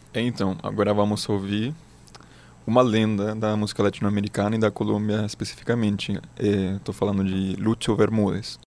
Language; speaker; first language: Portuguese; non-native, fluent; Spanish